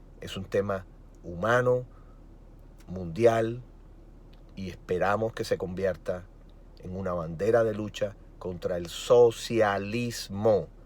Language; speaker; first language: Spanish; native; Spanish